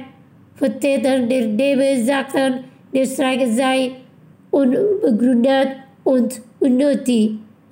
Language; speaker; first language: German; non-native, fluent; Indonesian